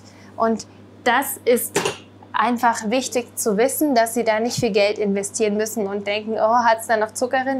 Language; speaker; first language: German; native; German